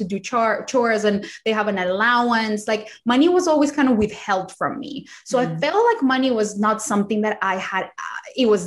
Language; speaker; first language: English; non-native, fluent; Spanish